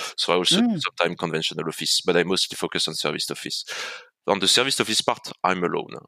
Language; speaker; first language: English; non-native, fluent; French